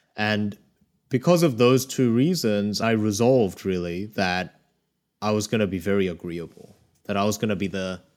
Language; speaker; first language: English; early bilingual, other home language; Korean